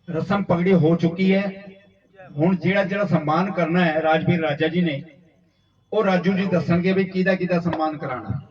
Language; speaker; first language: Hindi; non-native, local second language; Punjabi